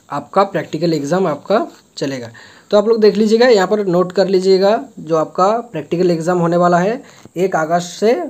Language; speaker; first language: Hindi; non-native, local second language; Bangla